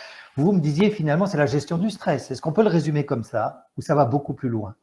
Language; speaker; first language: French; native; French